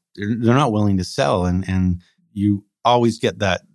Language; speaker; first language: English; native; English